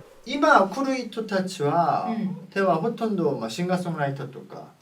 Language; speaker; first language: Japanese; non-native, fluent; Korean